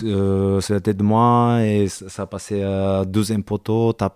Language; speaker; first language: French; non-native, learner; Japanese